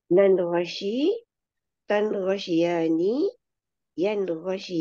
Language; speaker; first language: Arabic; non-native, learner; Indonesian